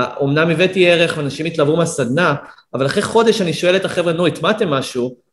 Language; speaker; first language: Hebrew; native; Hebrew